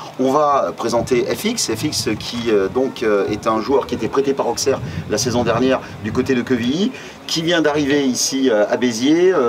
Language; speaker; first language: French; native; French